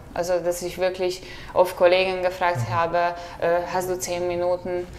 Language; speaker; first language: German; non-native, fluent; Hungarian